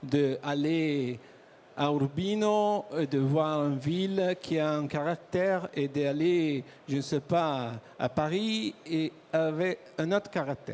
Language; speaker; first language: French; non-native, learner; Italian